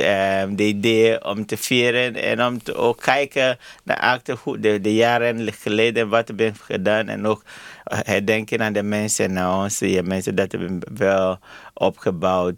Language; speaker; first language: Dutch; non-native, learner; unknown